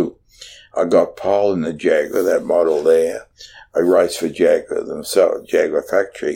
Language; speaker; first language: English; native; English